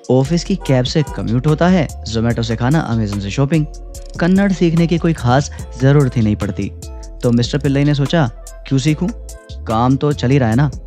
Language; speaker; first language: Hindi; native; Hindi